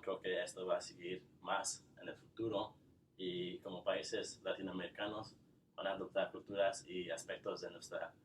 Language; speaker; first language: Spanish; early bilingual, heritage; English